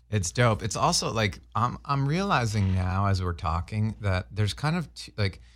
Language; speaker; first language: English; native; English